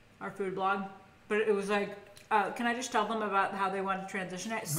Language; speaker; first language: English; native; English